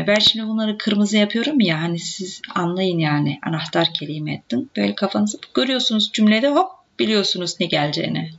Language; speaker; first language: Turkish; native; Turkish